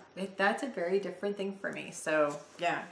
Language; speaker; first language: English; native; English